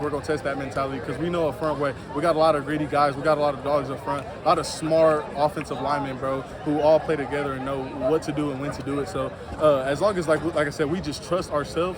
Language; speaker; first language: English; native; English